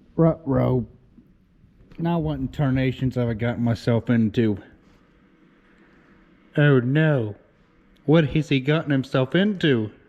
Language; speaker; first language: English; native; English